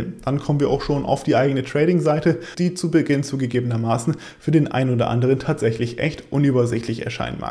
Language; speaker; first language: German; native; German